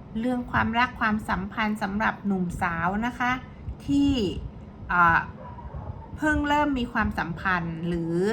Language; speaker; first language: Thai; native; Thai